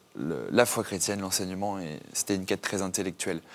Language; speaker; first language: French; native; French